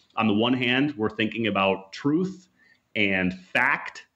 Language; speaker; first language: English; native; English